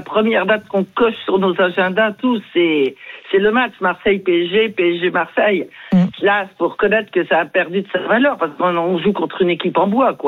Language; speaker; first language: French; native; French